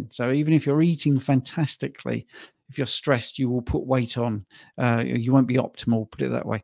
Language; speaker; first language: English; native; English